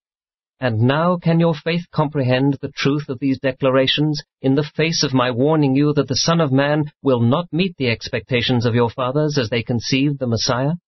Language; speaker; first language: English; native; English